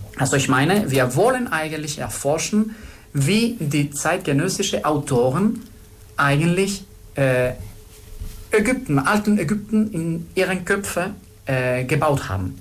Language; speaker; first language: German; non-native, fluent; Spanish